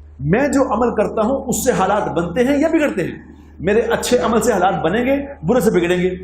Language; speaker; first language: Urdu; non-native, local second language; Punjabi